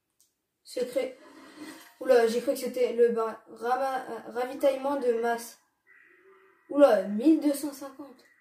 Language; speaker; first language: French; native; French